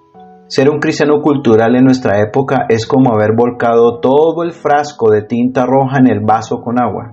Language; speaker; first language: Spanish; native; Spanish